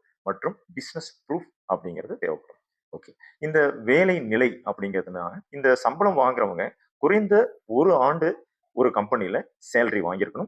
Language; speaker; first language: Tamil; native; Tamil